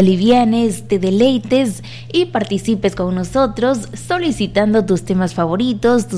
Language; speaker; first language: Spanish; native; Spanish